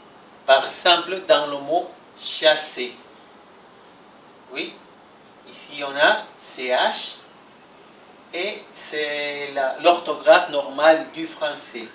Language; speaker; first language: French; non-native, fluent; Spanish